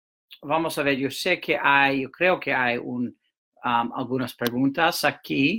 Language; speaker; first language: Spanish; non-native, fluent; English